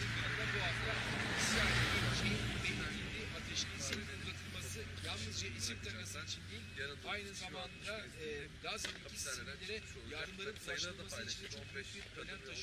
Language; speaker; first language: Turkish; native; Turkish